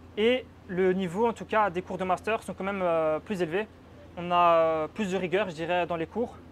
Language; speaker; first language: French; native; French